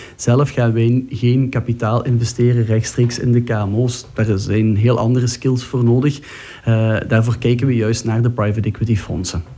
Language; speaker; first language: Dutch; native; Dutch